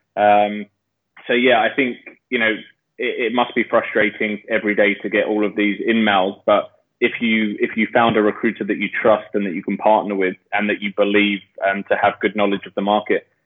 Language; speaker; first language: English; native; English